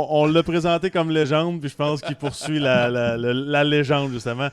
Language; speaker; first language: French; native; French